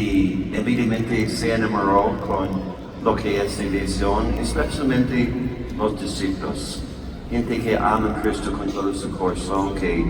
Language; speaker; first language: Spanish; non-native, learner; English